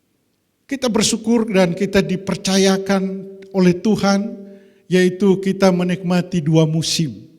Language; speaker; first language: Indonesian; native; Indonesian